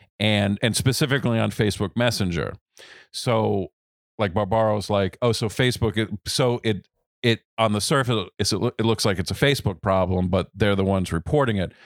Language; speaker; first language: English; native; English